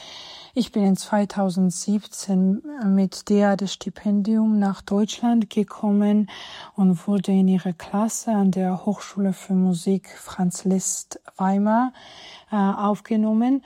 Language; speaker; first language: German; non-native, fluent; Georgian